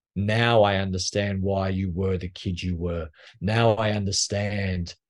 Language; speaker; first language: English; native; English